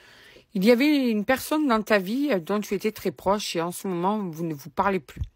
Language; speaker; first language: French; native; French